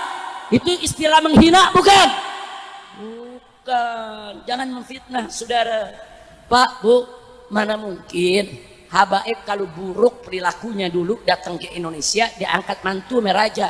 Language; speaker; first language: Indonesian; native; Indonesian